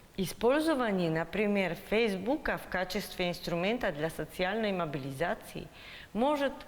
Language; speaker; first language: Russian; non-native, fluent; Slovak